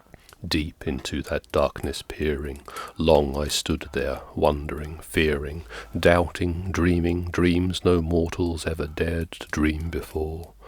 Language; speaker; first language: English; native; English